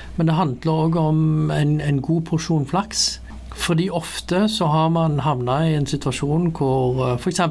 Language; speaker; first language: Norwegian; early bilingual, other home language; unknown